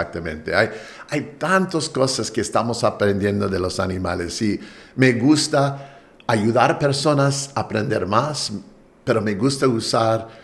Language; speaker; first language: Spanish; non-native, fluent; English